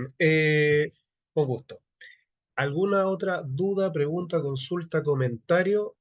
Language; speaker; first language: Spanish; native; Spanish